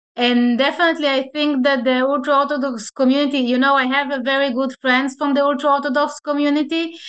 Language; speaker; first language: English; non-native, fluent; Hebrew